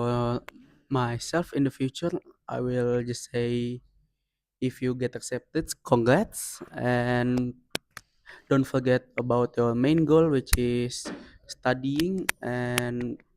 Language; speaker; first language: English; non-native, learner; Indonesian